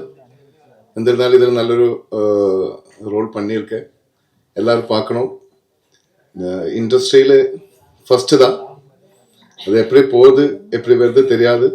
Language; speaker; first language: Tamil; non-native, learner; Malayalam